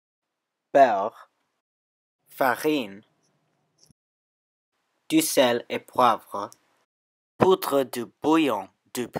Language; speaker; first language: French; non-native, learner; English